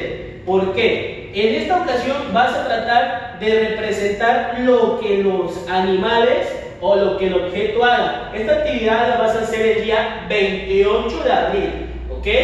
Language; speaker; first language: Spanish; native; Spanish